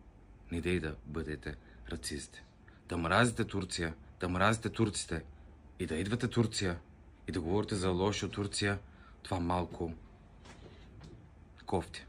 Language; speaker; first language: Bulgarian; non-native, local second language; Turkish